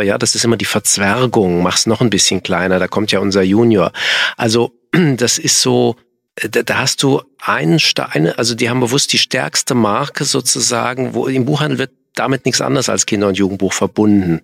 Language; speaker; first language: German; native; German